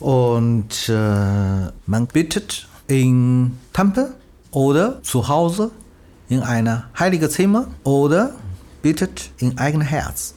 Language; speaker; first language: German; non-native, learner; Chinese